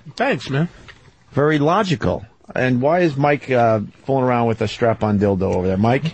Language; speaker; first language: English; native; English